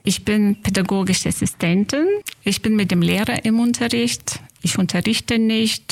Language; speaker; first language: German; non-native, fluent; Lithuanian